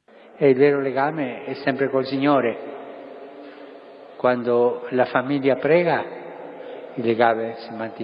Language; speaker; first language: Italian; non-native, fluent; Spanish